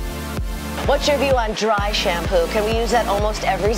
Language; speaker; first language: English; native; English